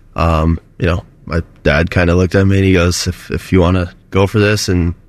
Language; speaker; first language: English; native; English